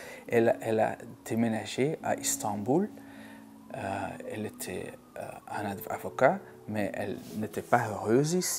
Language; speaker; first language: French; non-native, local second language; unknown